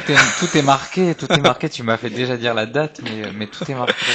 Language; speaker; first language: French; native; French